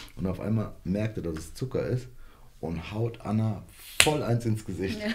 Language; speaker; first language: German; early bilingual, other home language; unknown